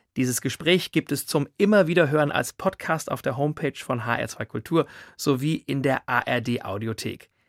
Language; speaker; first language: German; native; German